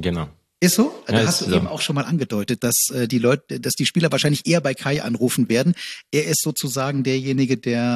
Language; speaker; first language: German; native; German